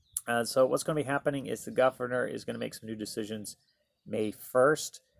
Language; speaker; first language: English; native; English